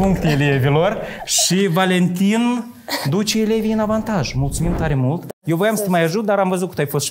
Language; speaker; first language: Romanian; native; Romanian